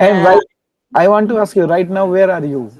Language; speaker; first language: English; non-native, learner; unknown